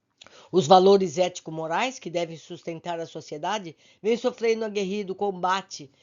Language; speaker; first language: Portuguese; native; Portuguese